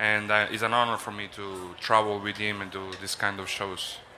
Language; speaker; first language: English; non-native, fluent; Italian